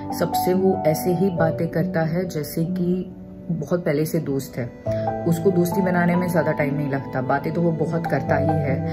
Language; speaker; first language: Hindi; non-native, local second language; Marathi